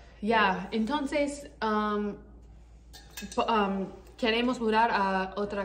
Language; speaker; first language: Spanish; non-native, learner; English